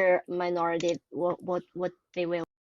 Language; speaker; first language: English; non-native, learner; Chinese